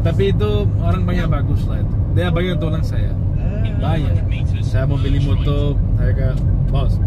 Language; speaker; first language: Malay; non-native, local second language; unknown